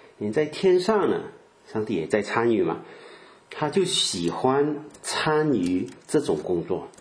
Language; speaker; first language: Chinese; native; Chinese